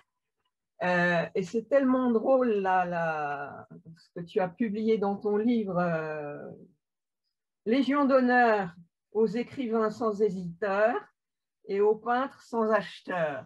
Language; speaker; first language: French; native; French